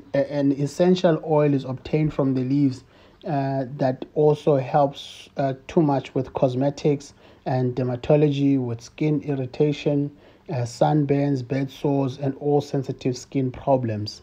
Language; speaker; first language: English; non-native, local second language; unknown